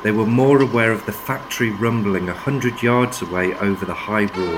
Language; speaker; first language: English; native; English